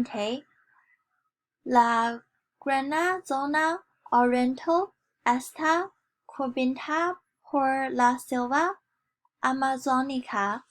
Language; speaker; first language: Spanish; non-native, learner; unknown